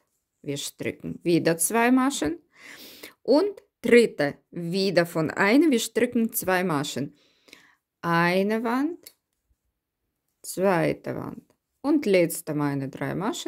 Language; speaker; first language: German; non-native, learner; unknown